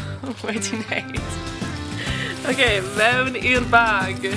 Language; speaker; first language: Welsh; non-native, local second language; English